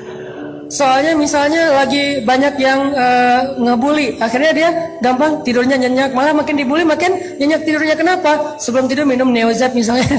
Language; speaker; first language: Indonesian; native; Indonesian